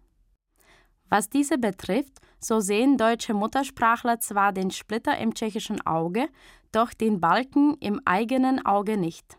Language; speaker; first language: German; native; German